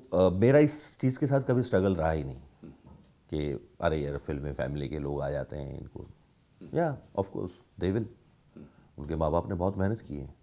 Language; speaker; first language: Hindi; native; Hindi